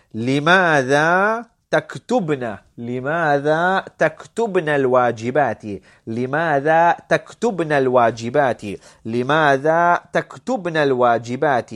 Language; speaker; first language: Arabic; non-native, fluent; English